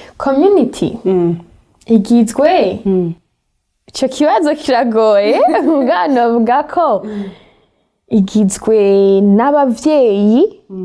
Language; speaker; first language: Rundi; early bilingual, heritage; Rundi